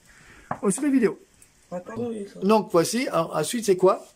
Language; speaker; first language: French; native; French